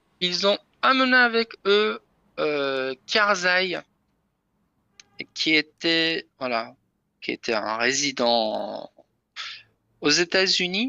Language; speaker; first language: French; non-native, learner; Persian